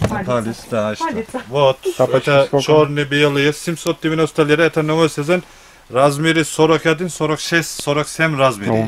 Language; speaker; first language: Russian; non-native, learner; Turkish